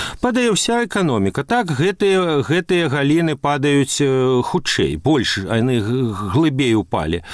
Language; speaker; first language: Belarusian; non-native, local second language; Russian